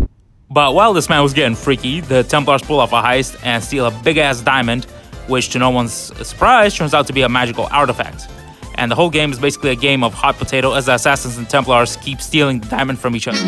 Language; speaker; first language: English; native; English